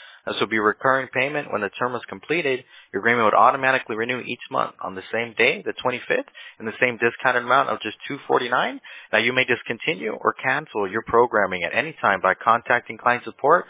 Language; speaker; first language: English; native; English